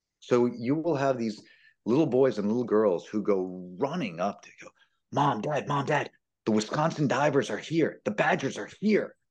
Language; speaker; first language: English; early bilingual, other home language; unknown